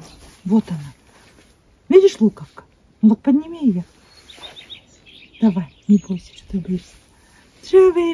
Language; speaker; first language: Russian; native; Russian